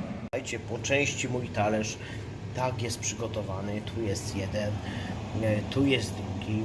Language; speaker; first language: Polish; native; Polish